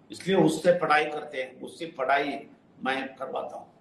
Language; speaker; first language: Hindi; non-native, local second language; Telugu